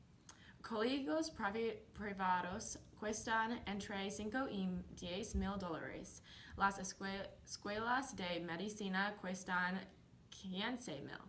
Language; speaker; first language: Spanish; non-native, learner; English